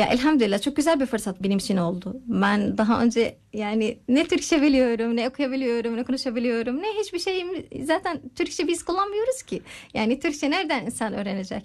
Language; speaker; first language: Turkish; non-native, learner; Arabic